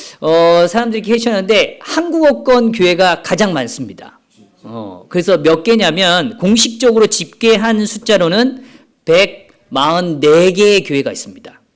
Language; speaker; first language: Korean; native; Korean